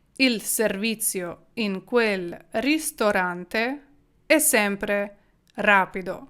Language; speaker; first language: Italian; non-native, fluent; Ukrainian